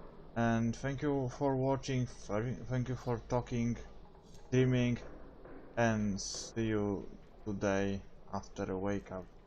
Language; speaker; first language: English; non-native, learner; Polish